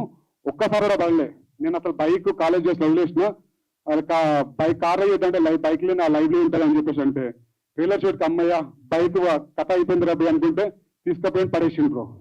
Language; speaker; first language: Telugu; native; Telugu